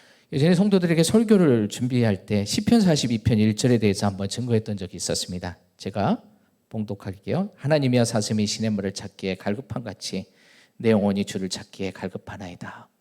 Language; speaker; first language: Korean; native; Korean